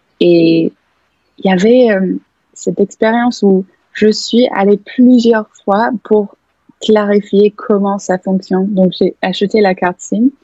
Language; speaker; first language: French; non-native, fluent; English